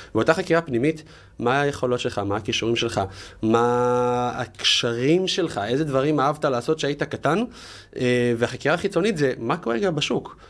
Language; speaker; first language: Hebrew; native; Hebrew